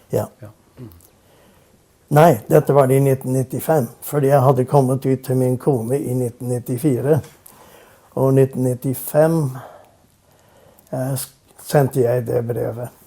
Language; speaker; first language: Norwegian; non-native, fluent; English